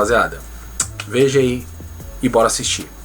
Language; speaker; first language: Portuguese; native; Portuguese